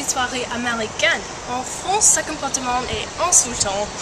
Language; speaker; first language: French; non-native, learner; English